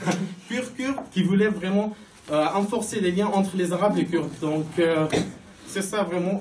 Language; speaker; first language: French; non-native, fluent; Arabic